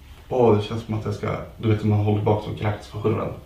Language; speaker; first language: Swedish; native; Swedish